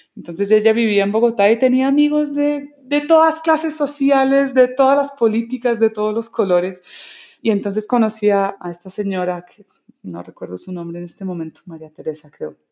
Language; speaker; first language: Spanish; early bilingual, other home language; English